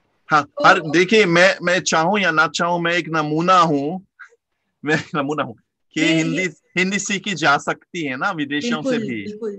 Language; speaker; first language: Hindi; non-native, fluent; German